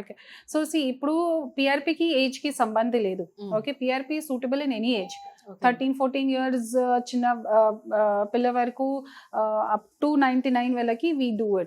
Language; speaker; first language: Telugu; non-native, fluent; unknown